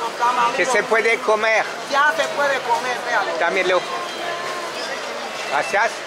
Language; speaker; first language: Spanish; non-native, learner; French